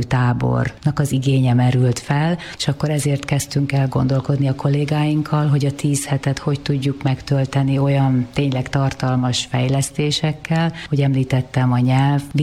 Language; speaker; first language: Hungarian; native; Hungarian